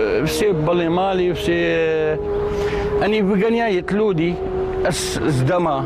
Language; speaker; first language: Russian; non-native, learner; Arabic